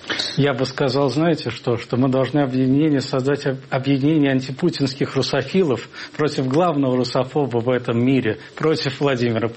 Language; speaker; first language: Russian; native; Russian